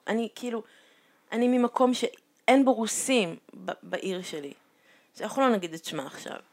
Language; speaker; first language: Hebrew; native; Hebrew